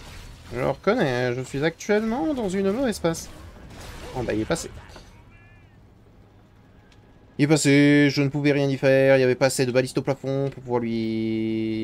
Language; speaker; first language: French; native; French